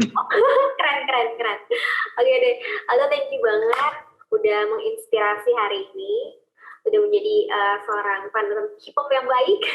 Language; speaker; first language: Indonesian; native; Indonesian